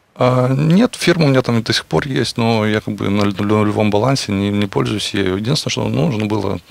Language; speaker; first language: Russian; native; Russian